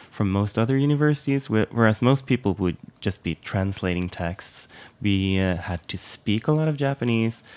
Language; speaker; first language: English; non-native, fluent; Swedish